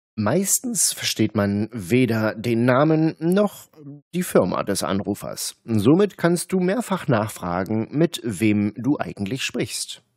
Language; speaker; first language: German; native; German